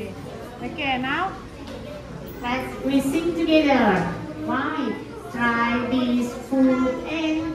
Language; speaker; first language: English; non-native, fluent; Indonesian